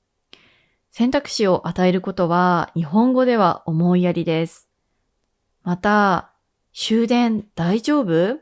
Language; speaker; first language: Japanese; native; Japanese